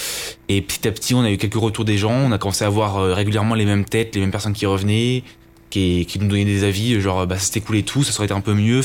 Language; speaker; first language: French; native; French